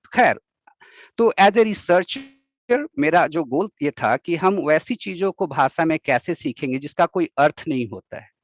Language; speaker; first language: Hindi; native; Hindi